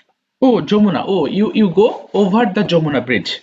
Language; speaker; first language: English; non-native, fluent; Bangla